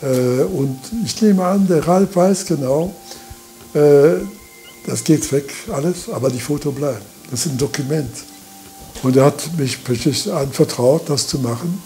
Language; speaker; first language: German; non-native, fluent; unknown